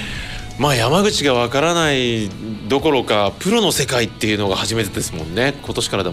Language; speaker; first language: Japanese; native; Japanese